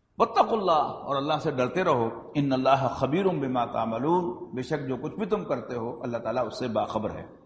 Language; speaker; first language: Urdu; native; Urdu